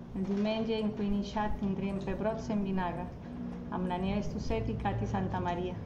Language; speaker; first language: Catalan; non-native, learner; Spanish